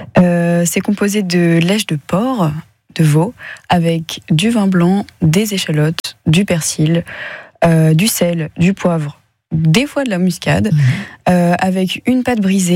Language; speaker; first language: French; native; French